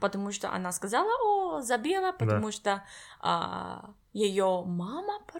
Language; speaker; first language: Russian; non-native, learner; English